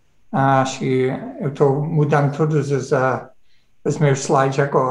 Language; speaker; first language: Portuguese; non-native, fluent; English